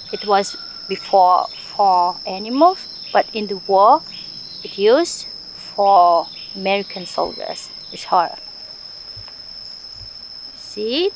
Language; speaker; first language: English; non-native, learner; Vietnamese